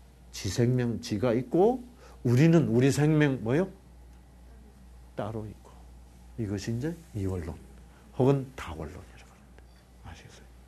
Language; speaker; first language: Korean; native; Korean